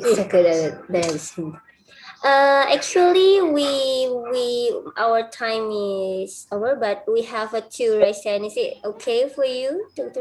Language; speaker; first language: English; non-native, fluent; Indonesian